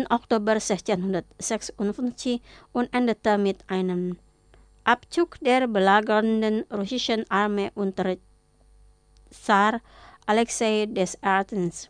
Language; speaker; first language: German; non-native, fluent; Indonesian